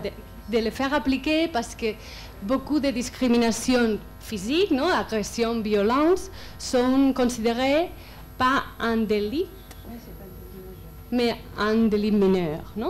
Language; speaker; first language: French; non-native, fluent; Spanish